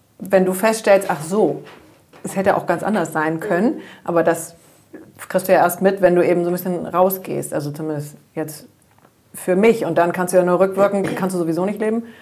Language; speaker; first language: German; native; German